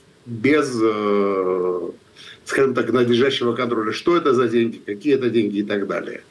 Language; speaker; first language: Russian; non-native, fluent; Georgian